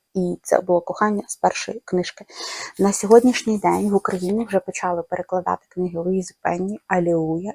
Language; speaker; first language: Ukrainian; non-native, local second language; Russian